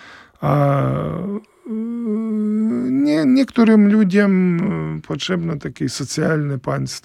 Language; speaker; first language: Polish; non-native, fluent; Ukrainian